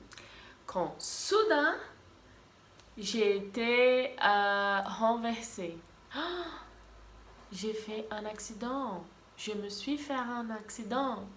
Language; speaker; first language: French; non-native, fluent; Portuguese